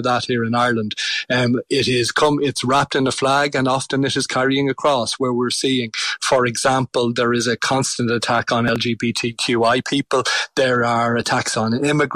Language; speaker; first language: English; native; English